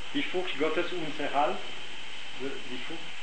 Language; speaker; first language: German; native; German